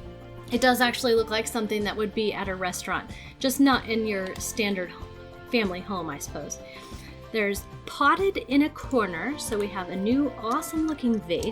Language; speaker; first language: English; native; English